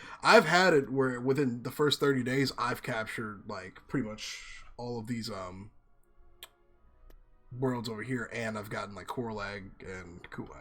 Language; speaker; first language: English; native; English